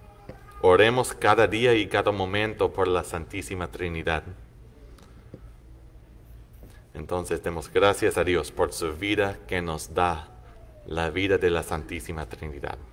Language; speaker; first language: Spanish; non-native, fluent; English